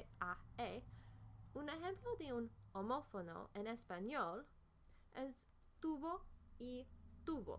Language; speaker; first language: Spanish; non-native, fluent; English